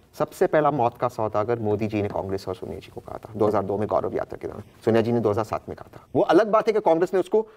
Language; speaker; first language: Hindi; native; Hindi